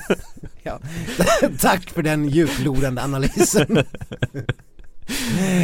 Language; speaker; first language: Swedish; native; Swedish